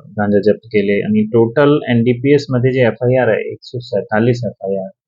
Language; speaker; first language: Marathi; non-native, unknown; Urdu